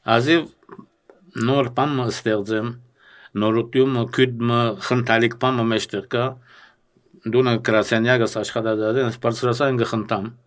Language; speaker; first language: Armenian; early bilingual, heritage; Armenian